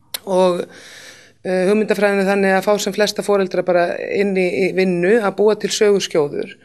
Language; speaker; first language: Icelandic; native; Icelandic